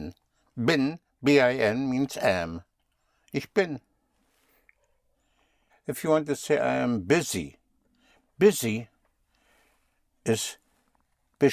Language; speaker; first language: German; non-native, fluent; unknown